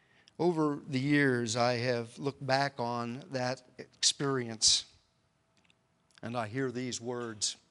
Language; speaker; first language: English; native; English